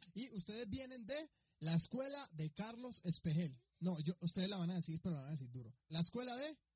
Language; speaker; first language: Spanish; native; Spanish